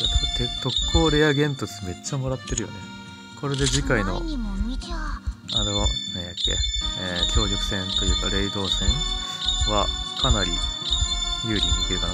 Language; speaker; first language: Japanese; native; Japanese